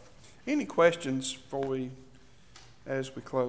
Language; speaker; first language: English; native; English